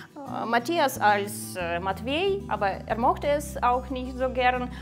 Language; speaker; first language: German; non-native, fluent; Russian